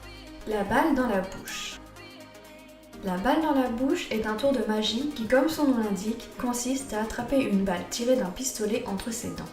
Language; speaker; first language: French; native; French